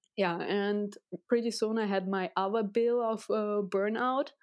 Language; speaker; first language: English; non-native, fluent; Russian